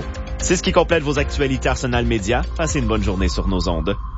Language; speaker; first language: French; native; French